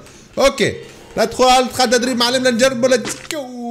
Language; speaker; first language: Arabic; native; Arabic